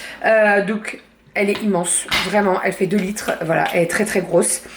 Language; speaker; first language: French; native; French